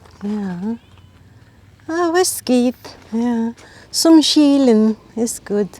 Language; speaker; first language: German; non-native, learner; Filipino